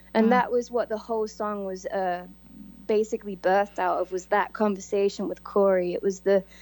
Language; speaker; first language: English; native; English